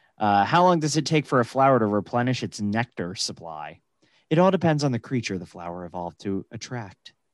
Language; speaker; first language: English; native; English